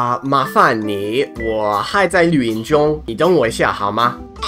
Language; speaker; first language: Chinese; non-native, fluent; English